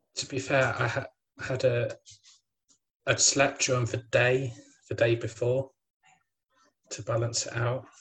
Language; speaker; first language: English; native; English